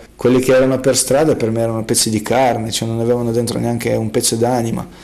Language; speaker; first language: Italian; non-native, fluent; Russian